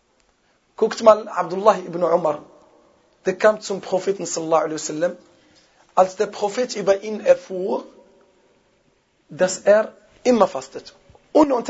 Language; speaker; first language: German; non-native, fluent; Arabic